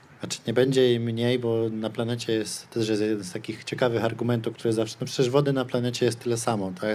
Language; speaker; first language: Polish; native; Polish